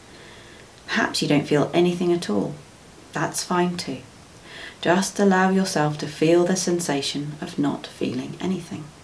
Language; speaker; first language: English; native; English